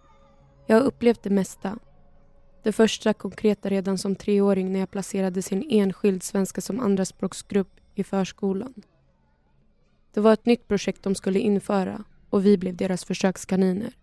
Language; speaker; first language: Swedish; early bilingual, other home language; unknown